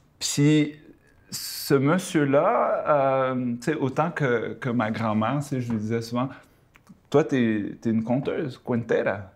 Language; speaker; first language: French; early bilingual, other home language; Spanish